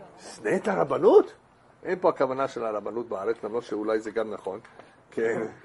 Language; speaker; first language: Hebrew; non-native, fluent; English